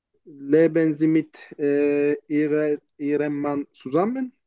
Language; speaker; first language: German; non-native, learner; Turkish